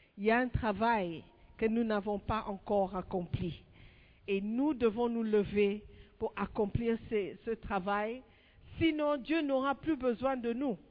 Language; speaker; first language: French; non-native, fluent; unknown